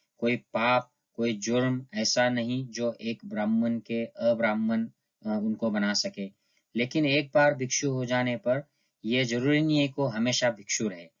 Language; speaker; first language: Hindi; non-native, local second language; Marathi